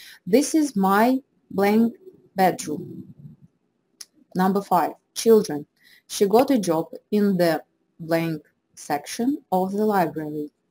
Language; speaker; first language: English; non-native, fluent; Russian